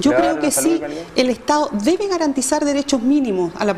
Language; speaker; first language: Spanish; native; Spanish